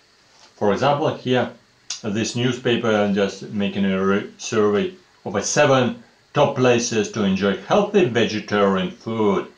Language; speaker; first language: English; non-native, fluent; Russian